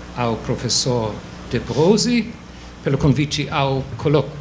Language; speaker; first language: Portuguese; non-native, fluent; English